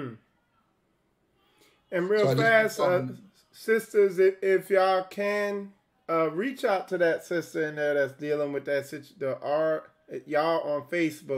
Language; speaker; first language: English; native; English